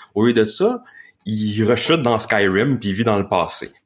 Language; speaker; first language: French; native; French